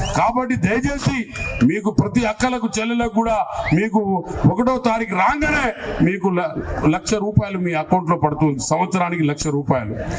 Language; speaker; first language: Telugu; non-native, local second language; Lambadi